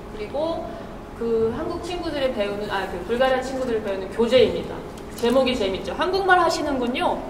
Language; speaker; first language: Korean; native; Korean